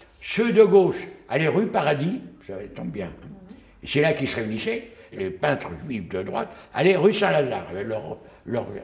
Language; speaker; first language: French; early bilingual, other home language; Yiddish